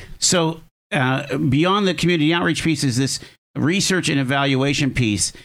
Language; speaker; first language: English; native; English